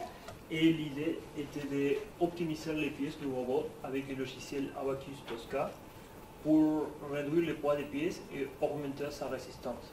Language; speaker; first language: French; non-native, fluent; Spanish